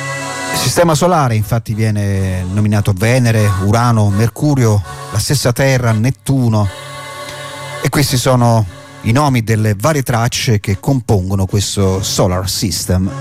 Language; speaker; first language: Italian; native; Italian